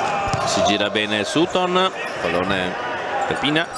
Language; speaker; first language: Italian; native; Italian